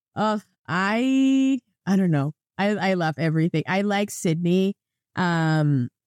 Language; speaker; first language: English; non-native, fluent; Spanish